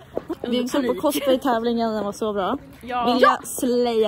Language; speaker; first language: Swedish; native; Swedish